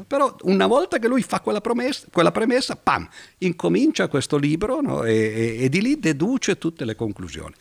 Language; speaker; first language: Italian; native; Italian